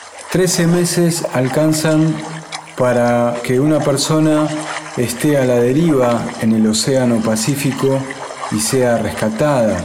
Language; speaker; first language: Spanish; native; Spanish